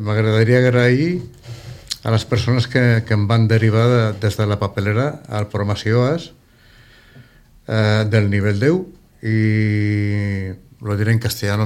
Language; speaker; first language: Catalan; non-native, local second language; Spanish